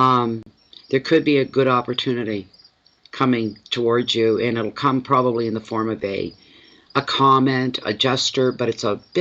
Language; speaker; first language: English; native; English